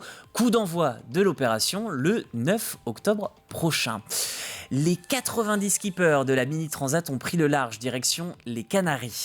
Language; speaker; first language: French; native; French